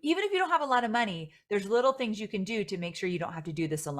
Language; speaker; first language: English; native; English